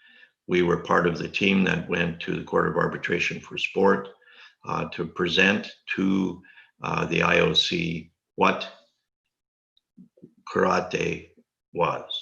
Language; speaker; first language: English; non-native, fluent; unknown